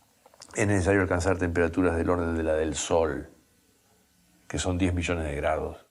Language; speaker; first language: Spanish; native; Spanish